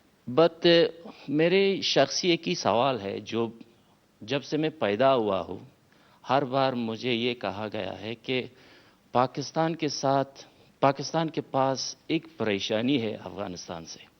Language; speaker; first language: Hindi; non-native, learner; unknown